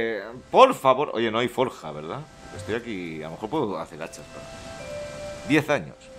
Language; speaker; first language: Spanish; native; Spanish